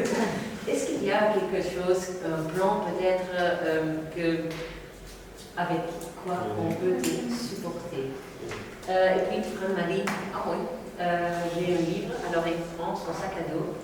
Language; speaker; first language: French; non-native, local second language; Dutch